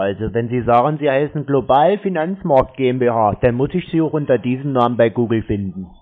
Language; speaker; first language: German; native; German